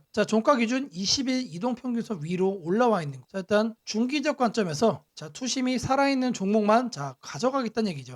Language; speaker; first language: Korean; native; Korean